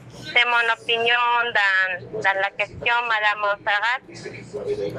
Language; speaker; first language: French; non-native, learner; Spanish